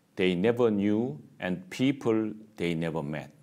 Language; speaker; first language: English; non-native, fluent; Korean